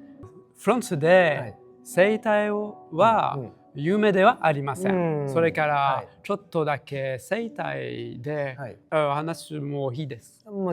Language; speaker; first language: Japanese; non-native, learner; French